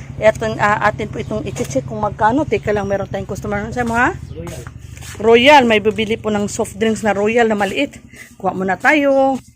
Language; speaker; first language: Filipino; non-native, local second language; Cebuano